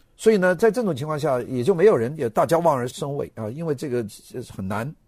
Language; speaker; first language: Chinese; native; Chinese